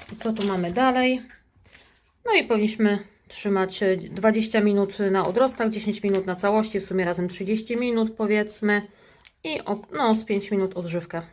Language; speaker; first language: Polish; native; Polish